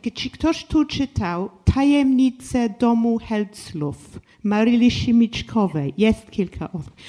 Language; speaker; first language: Polish; non-native, fluent; English